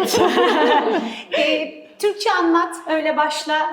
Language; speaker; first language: Turkish; native; Turkish